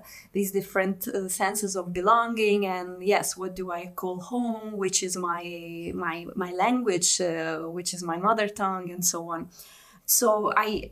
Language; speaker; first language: English; non-native, fluent; Italian